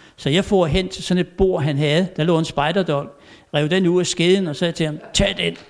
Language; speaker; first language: Danish; native; Danish